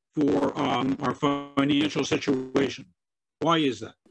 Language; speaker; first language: English; native; English